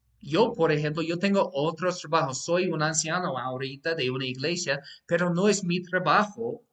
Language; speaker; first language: Spanish; non-native, fluent; English